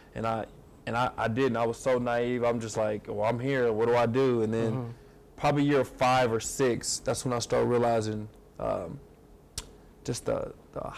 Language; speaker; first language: English; native; English